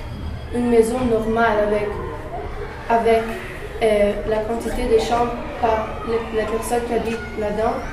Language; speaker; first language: French; non-native, learner; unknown